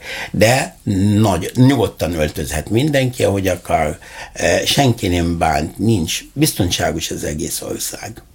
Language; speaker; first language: Hungarian; non-native, learner; Arabic